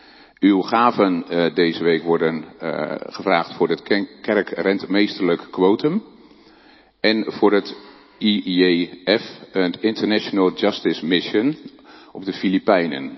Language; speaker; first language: Dutch; native; Dutch